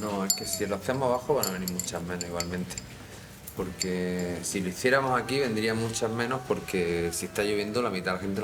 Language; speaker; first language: Spanish; native; Spanish